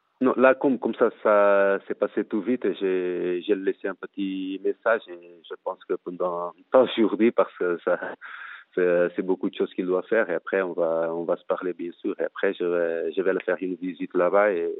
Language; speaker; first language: French; non-native, fluent; Portuguese